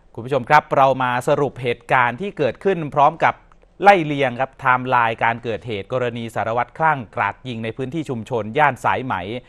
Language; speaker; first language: Thai; native; Thai